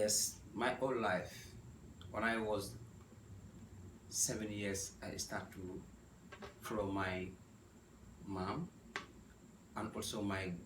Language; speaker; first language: English; non-native, learner; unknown